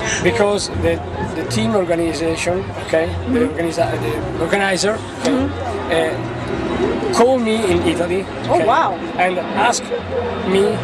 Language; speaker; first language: English; non-native, learner; Italian